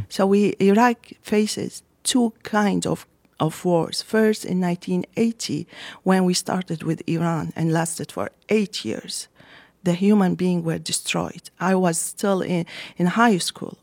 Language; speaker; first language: English; non-native, fluent; Arabic